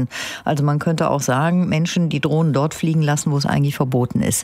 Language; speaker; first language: German; native; German